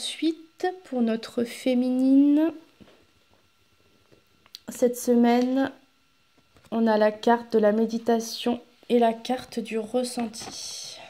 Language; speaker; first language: French; native; French